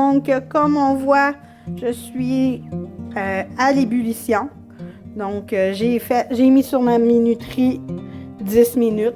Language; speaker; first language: French; native; French